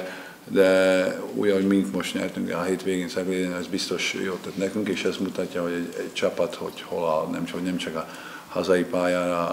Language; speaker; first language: Hungarian; non-native, fluent; Slovak